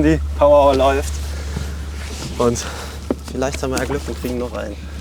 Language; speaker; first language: German; native; German